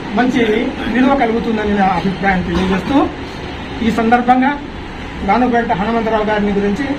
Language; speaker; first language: Telugu; native; Telugu